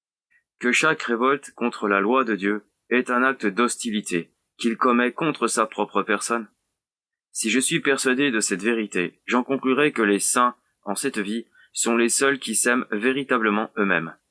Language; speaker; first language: French; native; French